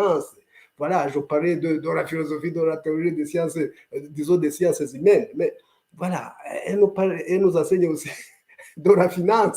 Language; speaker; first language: French; non-native, local second language; Kinyarwanda